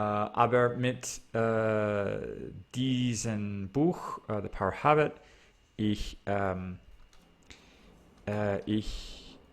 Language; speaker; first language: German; non-native, learner; English